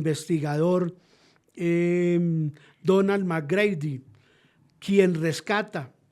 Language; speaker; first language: Spanish; native; Spanish